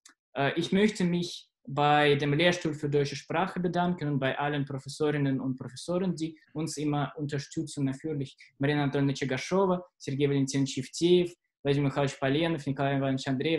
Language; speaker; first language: German; non-native, fluent; Russian